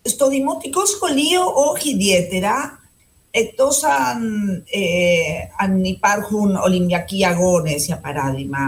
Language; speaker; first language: Greek; non-native, fluent; Spanish